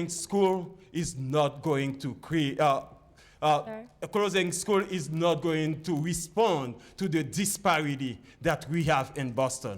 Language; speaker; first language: English; non-native, fluent; Haitian Creole